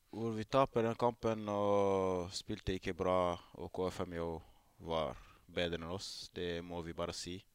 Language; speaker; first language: Norwegian; non-native, fluent; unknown